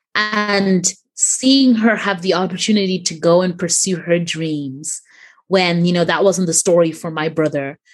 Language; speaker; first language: English; native; English